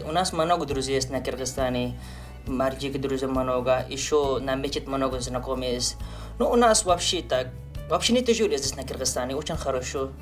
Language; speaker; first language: Russian; non-native, learner; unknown